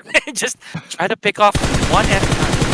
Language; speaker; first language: English; non-native, local second language; Filipino